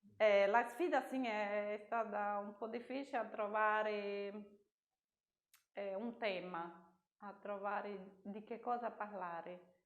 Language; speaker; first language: Italian; non-native, learner; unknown